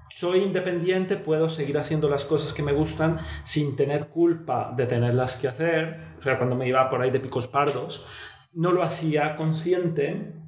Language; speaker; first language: Spanish; native; Spanish